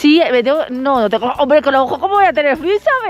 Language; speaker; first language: Spanish; native; Spanish